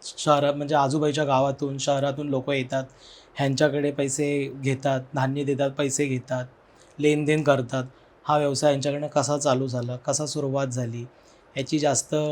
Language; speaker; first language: Marathi; non-native, local second language; Telugu